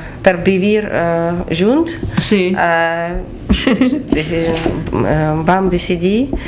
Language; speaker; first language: Catalan; non-native, learner; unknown